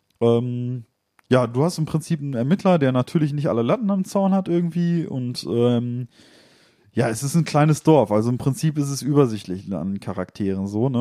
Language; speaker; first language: German; native; German